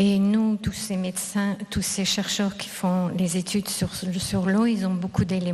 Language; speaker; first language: French; non-native, fluent; Russian